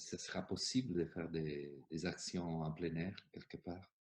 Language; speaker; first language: French; non-native, fluent; Italian